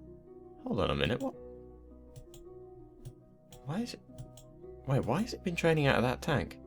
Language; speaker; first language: English; native; English